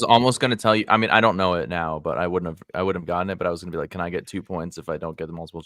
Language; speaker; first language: English; native; English